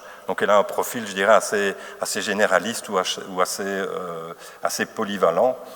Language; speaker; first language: French; native; French